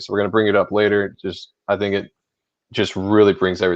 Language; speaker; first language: English; native; English